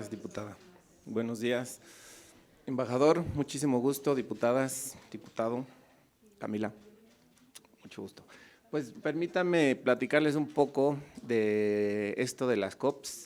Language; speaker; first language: Spanish; native; Spanish